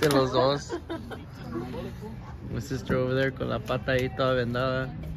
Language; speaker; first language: Spanish; early bilingual, heritage; Spanish